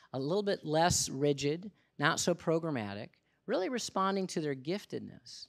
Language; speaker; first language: English; native; English